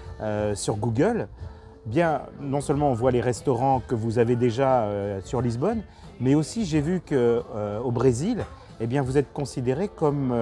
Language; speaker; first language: French; native; French